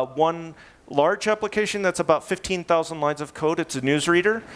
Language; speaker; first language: English; native; English